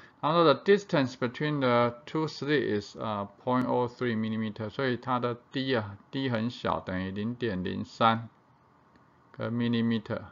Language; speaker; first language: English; non-native, fluent; Chinese